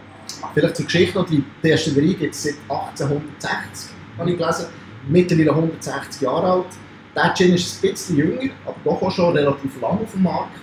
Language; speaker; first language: German; native; German